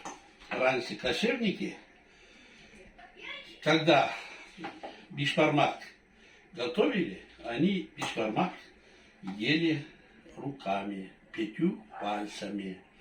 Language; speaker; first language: Russian; non-native, local second language; Tatar